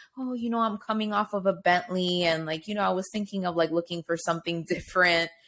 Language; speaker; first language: English; native; English